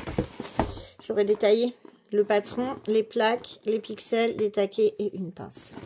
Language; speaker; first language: French; native; French